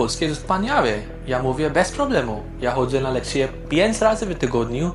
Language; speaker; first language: Polish; non-native, learner; English